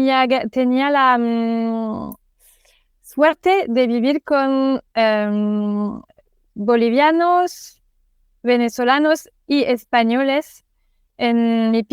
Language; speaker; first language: Spanish; non-native, fluent; French